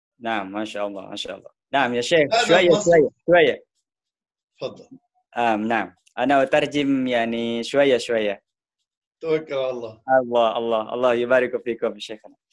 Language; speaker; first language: Arabic; non-native, fluent; Indonesian